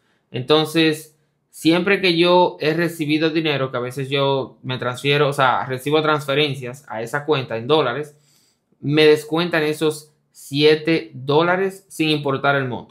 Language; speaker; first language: Spanish; native; Spanish